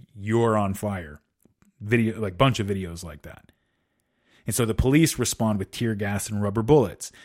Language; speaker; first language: English; native; English